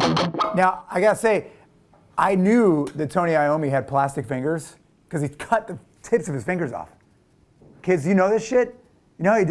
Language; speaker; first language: English; native; English